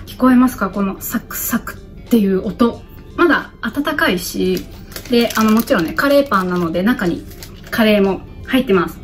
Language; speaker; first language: Japanese; native; Japanese